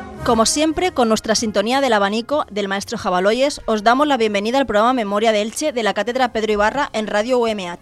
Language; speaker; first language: Spanish; native; Spanish